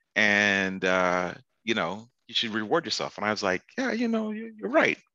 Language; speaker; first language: English; native; English